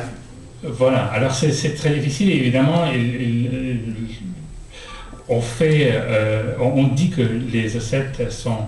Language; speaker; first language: French; non-native, fluent; Russian